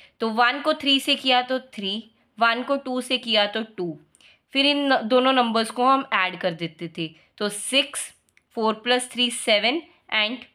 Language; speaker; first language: Hindi; non-native, local second language; Punjabi